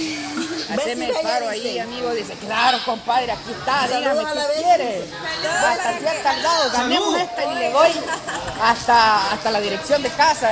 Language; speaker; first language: Spanish; native; Spanish